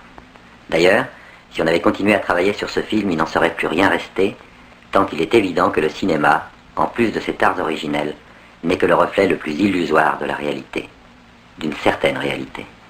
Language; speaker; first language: French; native; French